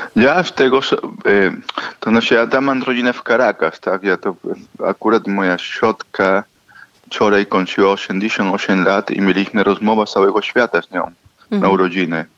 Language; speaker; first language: Polish; non-native, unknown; Spanish